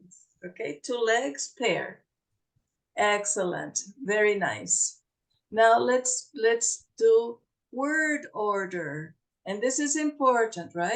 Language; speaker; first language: English; non-native, fluent; Portuguese